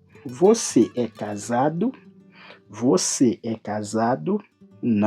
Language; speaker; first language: Portuguese; non-native, learner; Haitian Creole